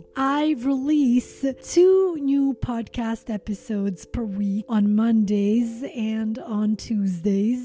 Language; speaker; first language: English; non-native, fluent; Albanian